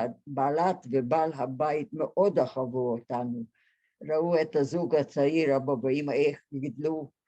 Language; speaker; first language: Hebrew; non-native, fluent; Hungarian